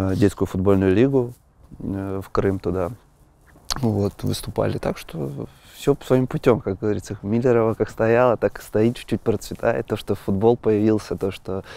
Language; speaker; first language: Russian; native; Russian